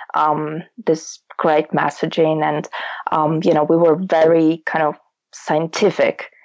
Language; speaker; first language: English; non-native, fluent; Russian